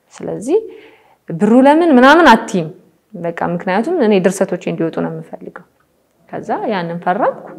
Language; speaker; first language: Amharic; native; Amharic